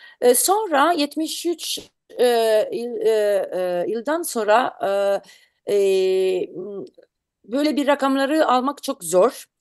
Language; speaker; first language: Turkish; non-native, learner; Italian